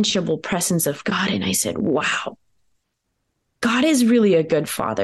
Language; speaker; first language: English; early bilingual, other home language; Pennsylvania German